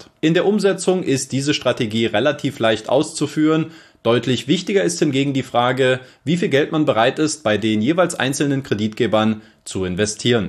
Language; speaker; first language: German; native; German